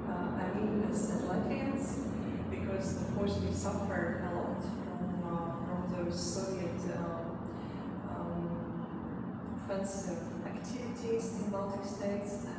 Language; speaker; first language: English; non-native, fluent; Latvian